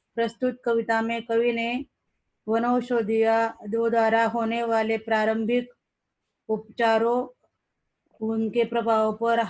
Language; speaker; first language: Hindi; non-native, local second language; Marathi